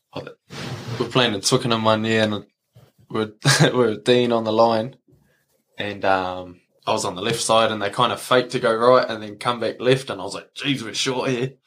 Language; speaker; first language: English; native; English